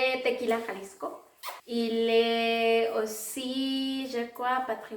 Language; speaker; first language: French; non-native, learner; Spanish